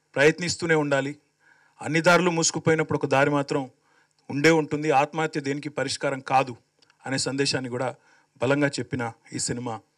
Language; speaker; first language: Telugu; native; Telugu